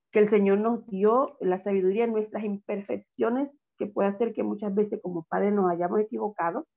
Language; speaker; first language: Spanish; native; Spanish